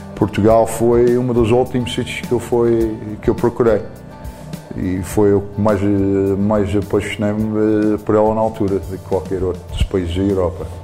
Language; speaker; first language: Portuguese; non-native, fluent; English